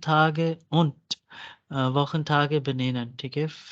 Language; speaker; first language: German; non-native, fluent; Urdu